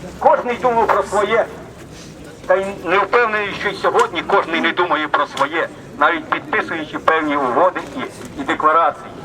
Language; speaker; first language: Ukrainian; native; Ukrainian